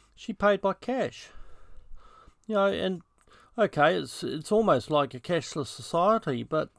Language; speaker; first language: English; native; English